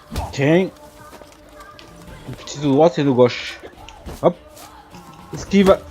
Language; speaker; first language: French; native; French